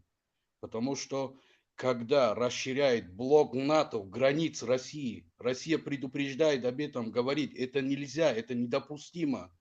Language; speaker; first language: Russian; non-native, fluent; Tajik